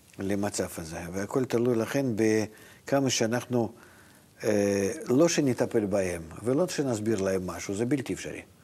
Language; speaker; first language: Hebrew; non-native, fluent; Russian